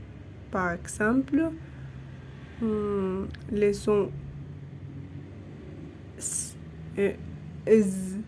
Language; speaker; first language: French; non-native, learner; Spanish